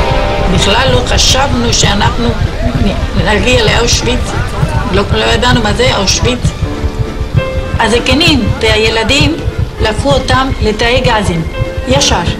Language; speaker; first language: Hebrew; non-native, fluent; Ladino